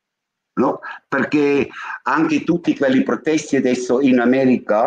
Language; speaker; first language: Italian; non-native, learner; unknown